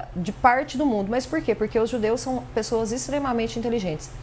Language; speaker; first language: Portuguese; native; Portuguese